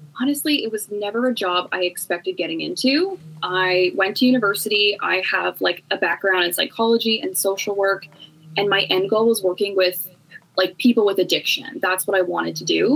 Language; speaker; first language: English; native; English